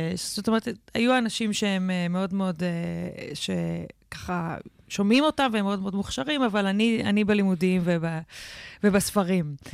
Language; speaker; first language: Hebrew; native; Hebrew